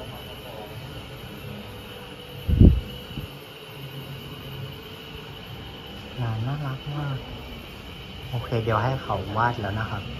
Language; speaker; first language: Thai; non-native, fluent; Vietnamese